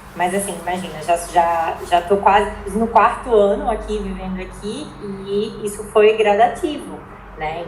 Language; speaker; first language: Portuguese; native; Portuguese